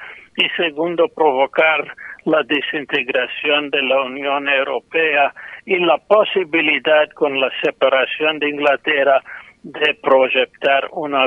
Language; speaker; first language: Spanish; non-native, fluent; English